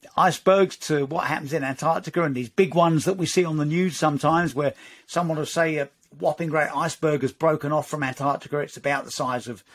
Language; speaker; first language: English; native; English